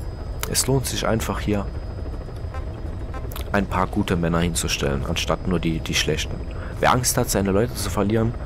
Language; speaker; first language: German; native; German